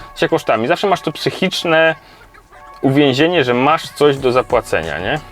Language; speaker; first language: Polish; native; Polish